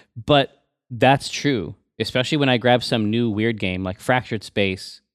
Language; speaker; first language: English; native; English